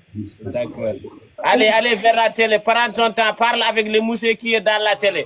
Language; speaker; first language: French; non-native, local second language; Bambara